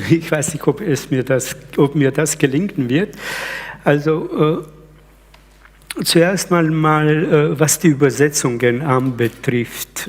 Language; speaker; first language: German; early bilingual, other home language; Slovenian